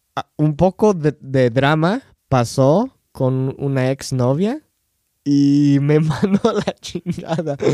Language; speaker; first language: Spanish; non-native, fluent; English